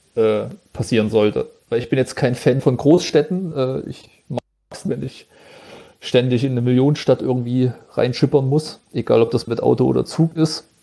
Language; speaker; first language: German; native; German